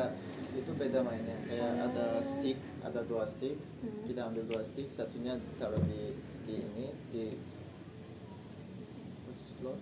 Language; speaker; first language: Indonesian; non-native, learner; Tajik